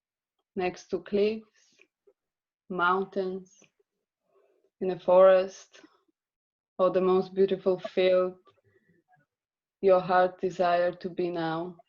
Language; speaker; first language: English; non-native, fluent; Polish